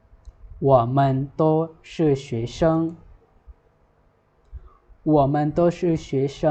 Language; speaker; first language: Chinese; non-native, fluent; Lao